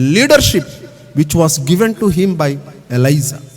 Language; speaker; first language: English; non-native, local second language; Telugu